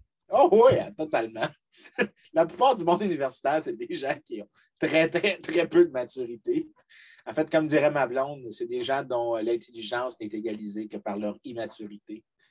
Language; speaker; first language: French; native; French